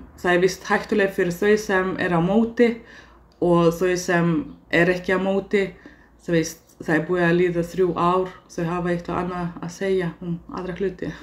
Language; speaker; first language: Icelandic; non-native, fluent; Russian